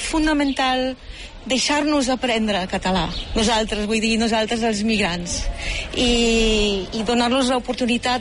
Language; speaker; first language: Catalan; non-native, fluent; Portuguese